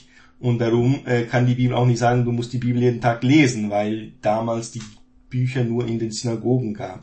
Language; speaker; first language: German; non-native, fluent; Portuguese